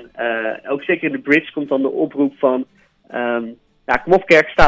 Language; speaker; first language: Dutch; native; Dutch